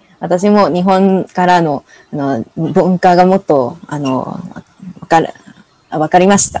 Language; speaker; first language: Japanese; non-native, learner; English